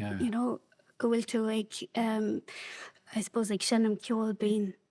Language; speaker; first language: Irish; non-native, local second language; English